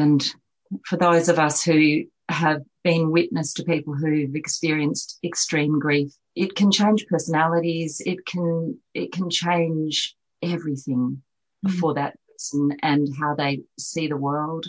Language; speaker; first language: English; native; English